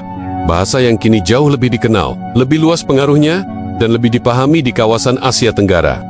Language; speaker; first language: Indonesian; native; Indonesian